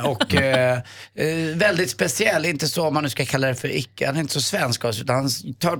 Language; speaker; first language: Swedish; native; Swedish